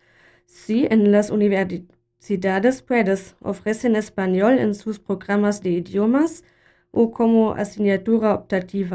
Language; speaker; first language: Spanish; non-native, learner; German